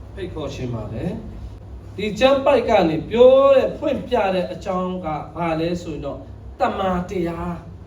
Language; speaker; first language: Burmese; non-native, local second language; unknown